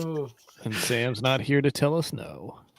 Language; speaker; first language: English; native; English